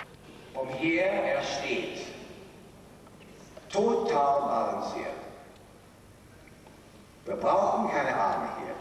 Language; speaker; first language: German; non-native, learner; English